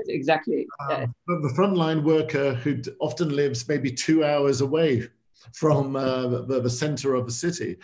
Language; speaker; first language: English; native; English